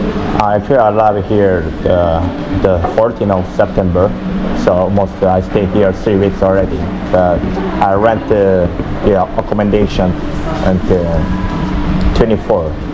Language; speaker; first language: English; non-native, learner; Vietnamese